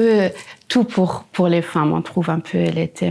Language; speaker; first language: French; non-native, local second language; Luxembourgish